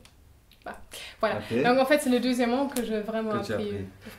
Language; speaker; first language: French; non-native, fluent; German